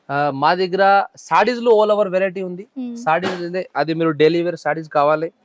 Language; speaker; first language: Telugu; non-native, local second language; Hindi